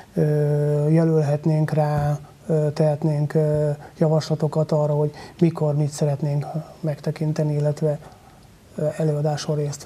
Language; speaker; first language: Hungarian; native; Hungarian